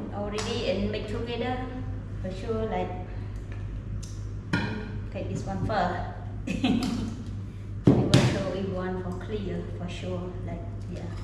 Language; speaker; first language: English; non-native, learner; Khmer